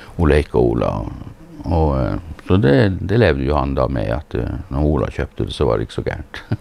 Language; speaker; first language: Norwegian; early bilingual, other home language; English